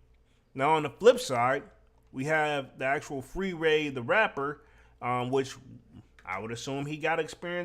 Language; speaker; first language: English; native; English